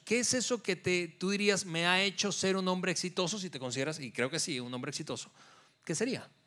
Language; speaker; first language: Spanish; native; Spanish